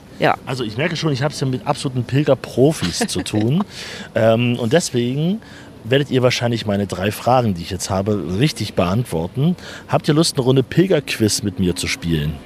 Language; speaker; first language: German; native; German